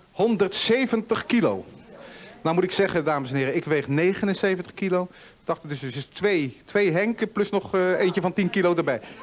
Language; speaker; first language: Dutch; native; Dutch